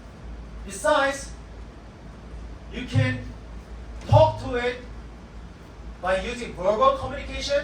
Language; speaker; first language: English; non-native, fluent; Korean